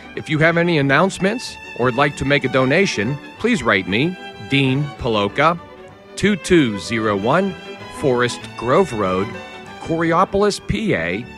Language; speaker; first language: English; native; English